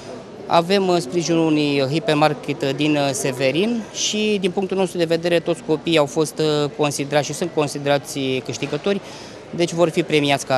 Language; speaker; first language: Romanian; native; Romanian